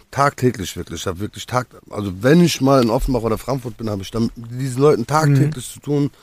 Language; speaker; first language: German; native; German